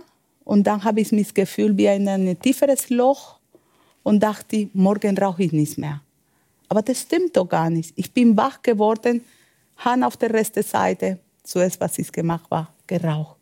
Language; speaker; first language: German; non-native, learner; Spanish